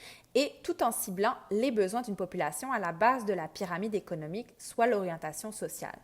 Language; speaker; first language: French; native; French